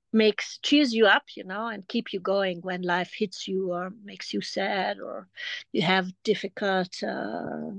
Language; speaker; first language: English; non-native, fluent; German